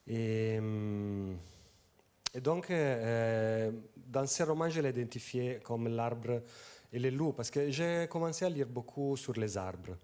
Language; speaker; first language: French; non-native, fluent; Italian